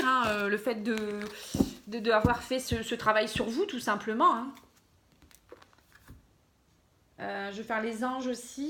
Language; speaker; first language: French; native; French